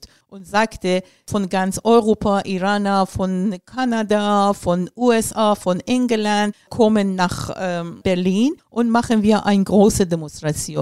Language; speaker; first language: German; non-native, learner; Persian